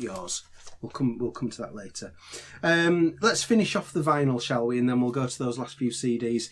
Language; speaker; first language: English; native; English